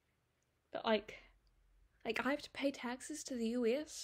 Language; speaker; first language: English; native; English